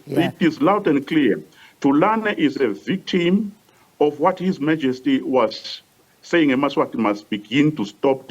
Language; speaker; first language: English; non-native, local second language; Swati